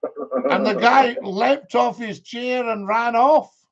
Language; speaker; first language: English; native; English